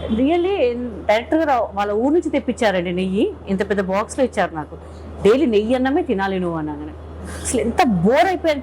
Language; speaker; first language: Telugu; non-native, local second language; Hindi